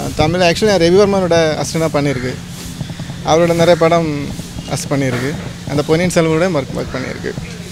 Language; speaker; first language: Tamil; non-native, learner; Malayalam